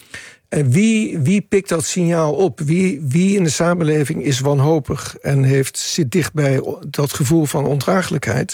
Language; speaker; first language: Dutch; native; Dutch